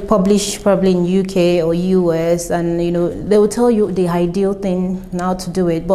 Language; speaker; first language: English; non-native, local second language; Yoruba